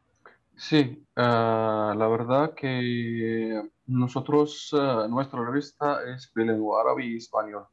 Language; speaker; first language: Spanish; non-native, learner; Arabic